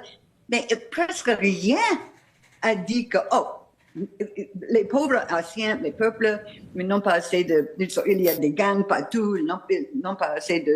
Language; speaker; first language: French; non-native, fluent; English